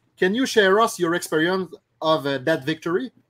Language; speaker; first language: English; non-native, local second language; French